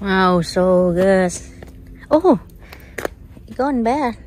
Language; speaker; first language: English; non-native, learner; Vietnamese